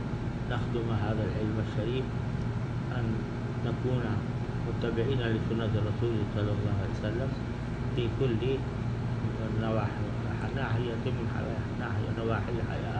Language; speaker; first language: Arabic; non-native, fluent; Urdu